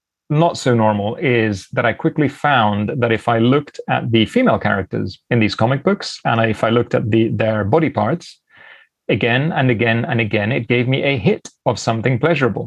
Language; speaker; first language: English; native; English